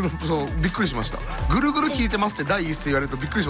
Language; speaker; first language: Japanese; native; Japanese